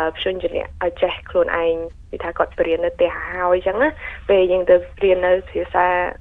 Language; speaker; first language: Khmer; early bilingual, heritage; Khmer